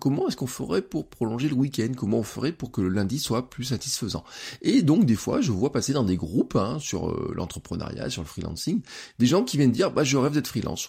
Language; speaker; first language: French; native; French